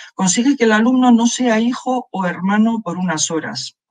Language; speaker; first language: Spanish; non-native, local second language; Basque